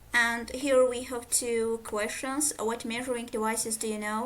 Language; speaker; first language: English; non-native, fluent; Azerbaijani